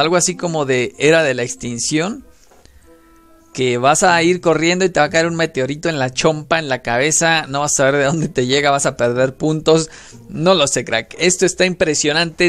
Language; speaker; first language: Spanish; native; Spanish